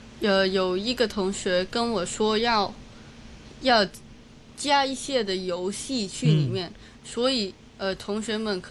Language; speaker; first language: Chinese; non-native, local second language; Cantonese